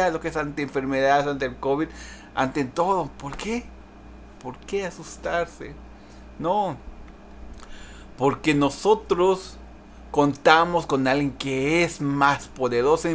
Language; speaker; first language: Spanish; early bilingual, heritage; Spanish